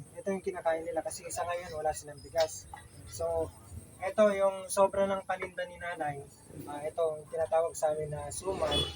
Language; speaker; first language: Filipino; native; Filipino